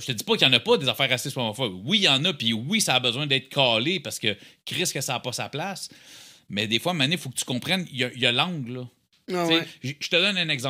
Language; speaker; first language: French; native; French